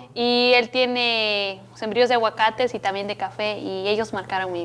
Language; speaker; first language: Spanish; native; Spanish